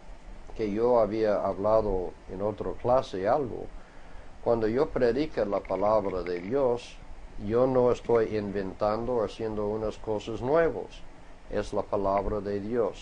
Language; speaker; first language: Spanish; non-native, fluent; English